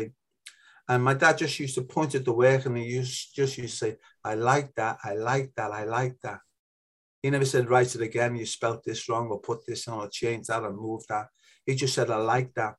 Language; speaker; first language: English; native; English